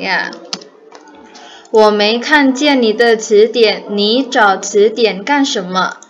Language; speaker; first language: Chinese; non-native, fluent; Indonesian